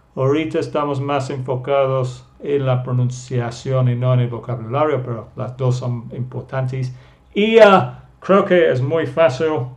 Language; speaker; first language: Spanish; non-native, fluent; English